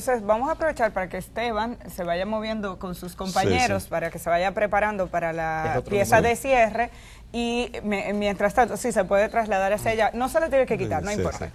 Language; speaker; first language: Spanish; native; Spanish